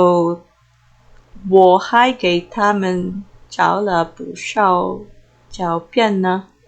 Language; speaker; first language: Chinese; non-native, learner; Filipino